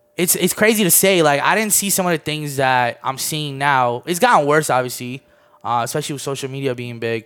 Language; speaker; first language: English; early bilingual, other home language; Armenian